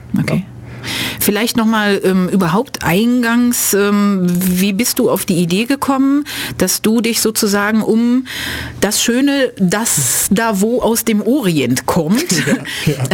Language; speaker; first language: German; native; German